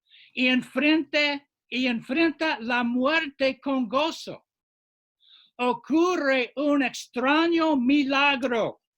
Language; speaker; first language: Spanish; non-native, fluent; English